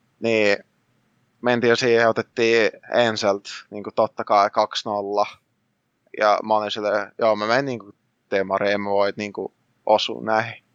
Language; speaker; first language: Finnish; early bilingual, other home language; Russian